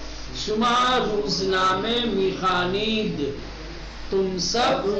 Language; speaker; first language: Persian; non-native, fluent; Urdu